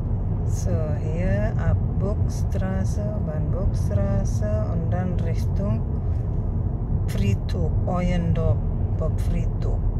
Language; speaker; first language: German; non-native, learner; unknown